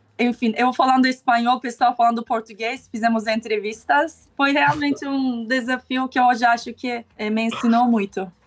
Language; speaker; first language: Portuguese; non-native, fluent; Turkish